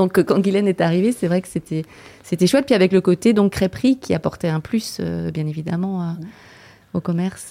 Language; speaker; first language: French; native; French